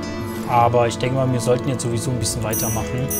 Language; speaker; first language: German; native; German